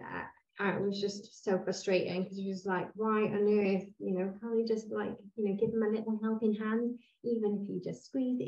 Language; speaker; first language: English; native; English